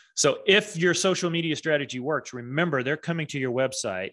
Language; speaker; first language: English; native; English